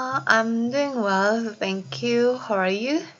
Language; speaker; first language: English; non-native, fluent; Korean